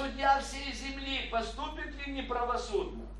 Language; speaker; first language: Polish; non-native, learner; Russian